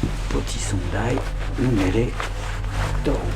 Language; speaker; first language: Romanian; non-native, learner; French